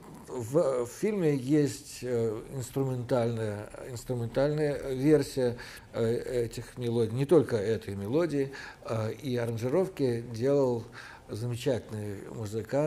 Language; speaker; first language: Russian; native; Russian